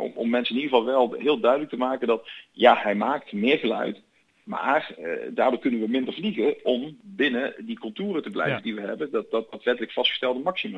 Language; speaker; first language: Dutch; native; Dutch